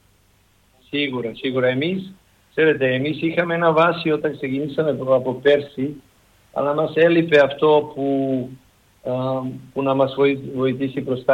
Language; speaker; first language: Greek; non-native, learner; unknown